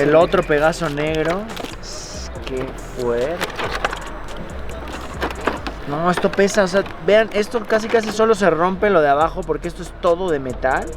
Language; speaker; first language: Spanish; native; Spanish